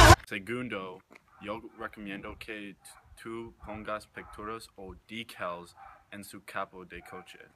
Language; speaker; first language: Spanish; non-native, learner; English